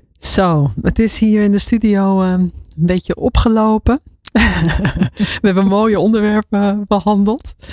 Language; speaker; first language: Dutch; native; Dutch